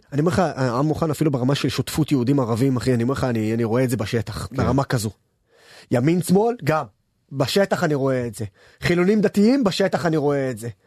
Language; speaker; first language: Hebrew; non-native, local second language; Arabic